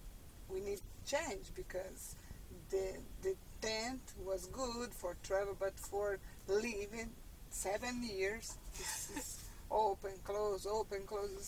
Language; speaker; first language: English; non-native, learner; Portuguese